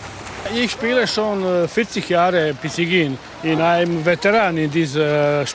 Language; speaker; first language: German; non-native, learner; Croatian